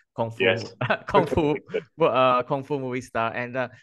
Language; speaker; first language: English; non-native, local second language; Chinese